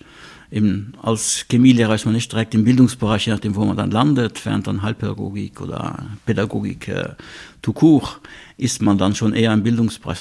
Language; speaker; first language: German; non-native, local second language; Luxembourgish